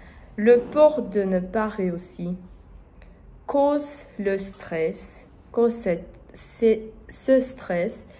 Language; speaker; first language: French; non-native, learner; Portuguese